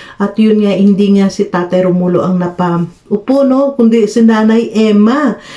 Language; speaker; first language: Filipino; native; Filipino